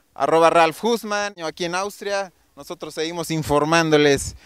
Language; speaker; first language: Spanish; native; Spanish